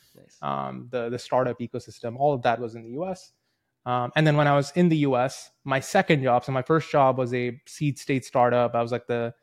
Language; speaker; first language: English; early bilingual, other home language; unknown